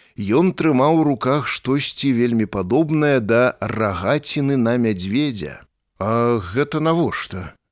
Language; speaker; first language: Belarusian; native; Belarusian